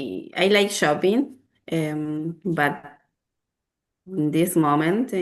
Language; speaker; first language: English; non-native, learner; Spanish